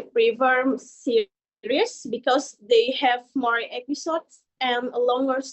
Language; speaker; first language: English; non-native, learner; Indonesian